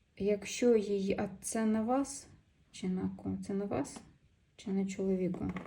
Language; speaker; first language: Ukrainian; non-native, local second language; Russian